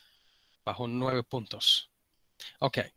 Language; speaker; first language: Spanish; early bilingual, heritage; Spanish